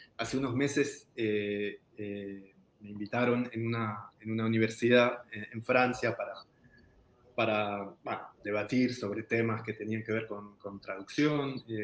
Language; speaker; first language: Spanish; non-native, fluent; French